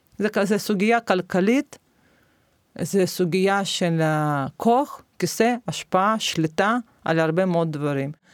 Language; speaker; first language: Hebrew; non-native, fluent; Russian